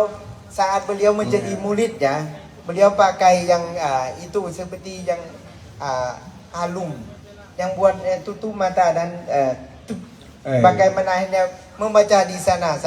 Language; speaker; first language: Indonesian; non-native, learner; Thai